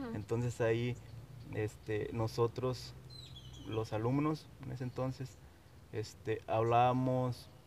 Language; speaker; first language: Spanish; non-native, local second language; Nahuatl languages